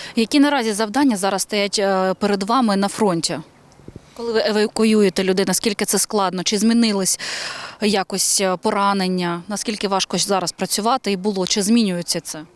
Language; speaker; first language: Ukrainian; native; Ukrainian